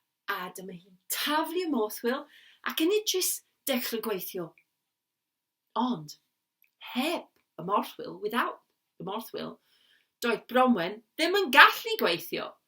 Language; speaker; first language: Welsh; non-native, learner; English